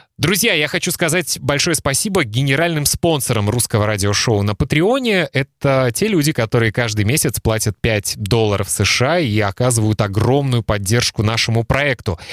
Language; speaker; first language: Russian; native; Russian